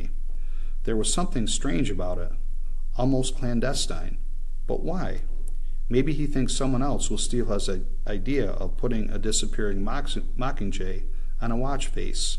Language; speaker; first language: English; native; English